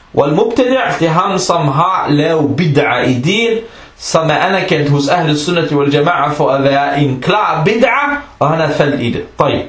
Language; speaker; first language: Danish; non-native, fluent; Arabic